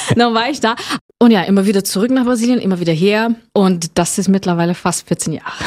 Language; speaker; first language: German; non-native, fluent; Portuguese